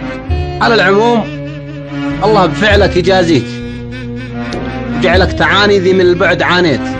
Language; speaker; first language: Arabic; native; Arabic